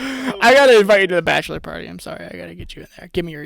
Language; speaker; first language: English; native; English